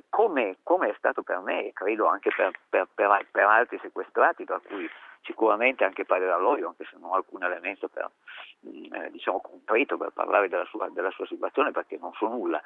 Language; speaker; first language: Italian; native; Italian